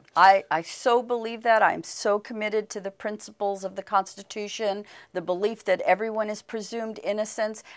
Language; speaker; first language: English; native; English